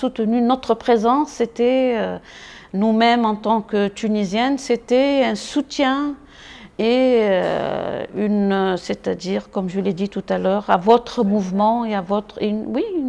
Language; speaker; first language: French; non-native, local second language; Arabic